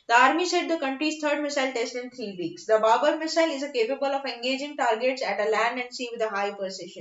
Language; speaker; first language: English; non-native, local second language; Hindi